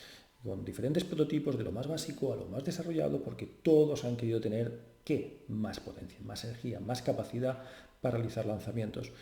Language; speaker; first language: Spanish; native; Spanish